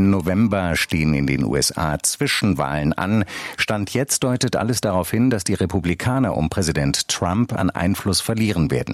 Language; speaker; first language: German; native; German